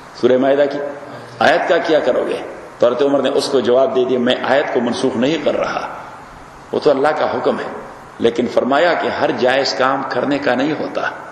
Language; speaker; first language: Urdu; non-native, local second language; Pashto